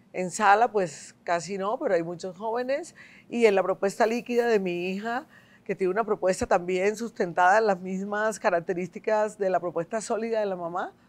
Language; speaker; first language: Spanish; native; Spanish